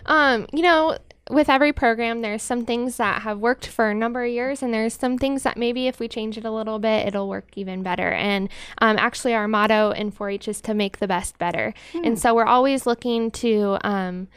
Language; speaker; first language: English; native; English